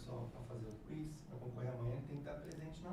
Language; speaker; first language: Portuguese; native; Portuguese